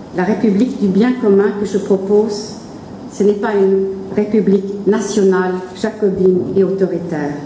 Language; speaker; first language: French; non-native, fluent; Norwegian